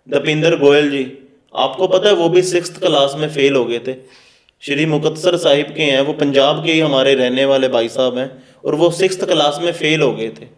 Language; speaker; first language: Hindi; non-native, local second language; Punjabi